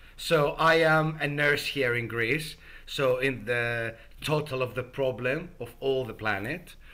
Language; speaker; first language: English; non-native, learner; Greek